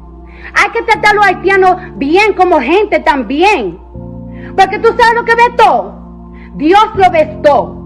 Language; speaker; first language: Spanish; early bilingual, heritage; Spanish